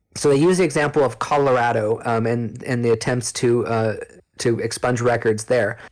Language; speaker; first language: English; native; English